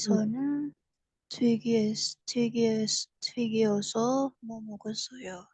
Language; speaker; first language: Korean; non-native, learner; Indonesian